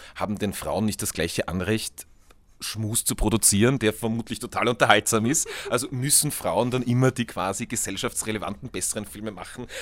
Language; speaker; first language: German; native; German